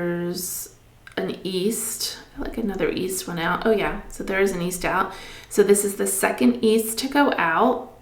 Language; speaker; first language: English; native; English